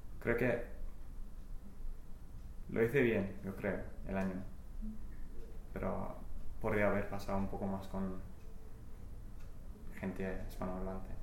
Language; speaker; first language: Spanish; non-native, fluent; English